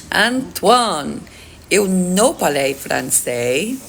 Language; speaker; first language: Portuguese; non-native, learner; English